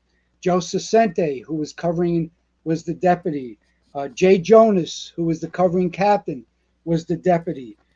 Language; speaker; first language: English; native; English